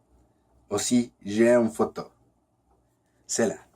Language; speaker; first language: French; non-native, learner; Spanish